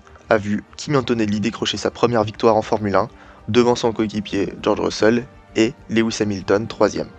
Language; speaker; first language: French; native; French